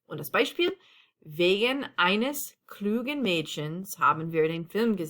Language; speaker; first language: German; non-native, fluent; English